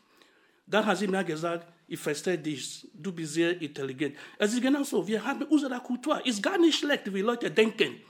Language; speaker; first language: German; non-native, fluent; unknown